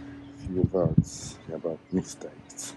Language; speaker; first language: English; non-native, learner; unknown